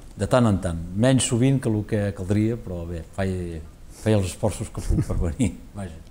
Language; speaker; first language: Catalan; native; Catalan